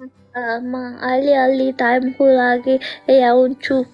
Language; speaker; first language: Nepali; non-native, learner; Hindi